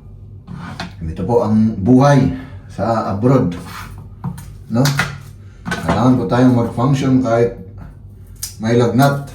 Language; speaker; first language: Filipino; native; Filipino